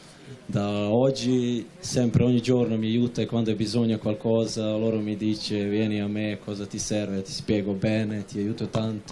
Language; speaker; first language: Italian; non-native, learner; Serbian